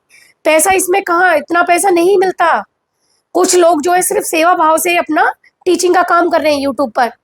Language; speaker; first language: Hindi; native; Hindi